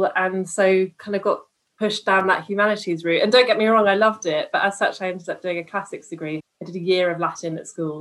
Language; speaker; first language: English; native; English